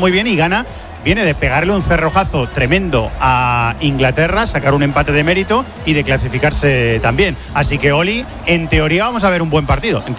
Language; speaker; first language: Spanish; native; Spanish